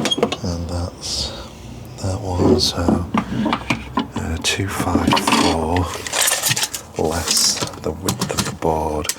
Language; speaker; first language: English; native; English